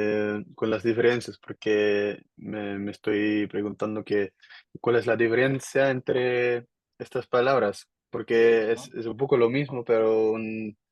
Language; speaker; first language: Spanish; non-native, learner; Dutch